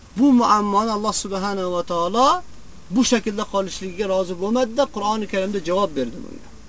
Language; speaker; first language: Uzbek; native; Uzbek